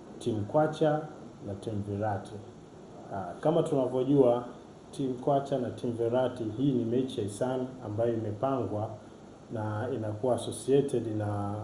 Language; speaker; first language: Swahili; native; Swahili